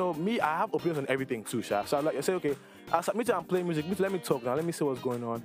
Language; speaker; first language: English; non-native, local second language; Igbo